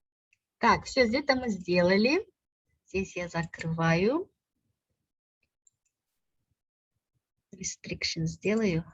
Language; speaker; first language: Russian; non-native, local second language; Kyrgyz